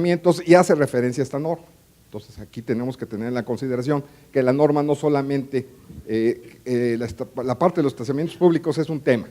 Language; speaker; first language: Spanish; native; Spanish